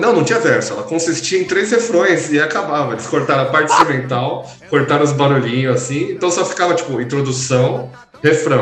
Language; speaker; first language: Portuguese; native; Portuguese